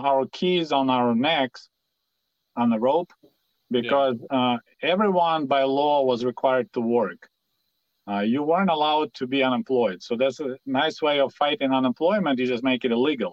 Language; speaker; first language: English; non-native, fluent; Russian